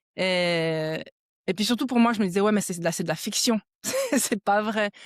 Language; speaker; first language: French; native; French